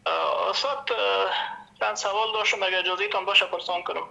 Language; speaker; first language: Persian; native; Persian